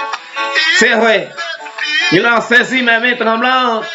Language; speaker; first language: French; non-native, local second language; Haitian Creole